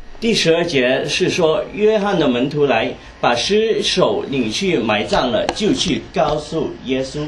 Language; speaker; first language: Chinese; non-native, local second language; Cantonese